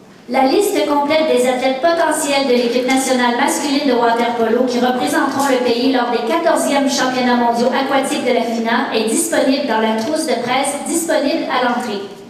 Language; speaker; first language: French; native; French